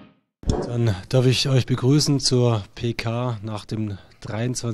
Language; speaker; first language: German; native; German